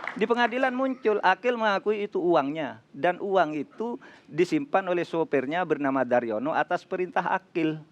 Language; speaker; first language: Indonesian; non-native, local second language; Madurese